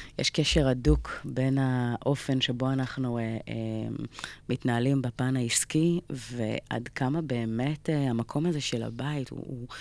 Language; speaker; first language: Hebrew; native; Hebrew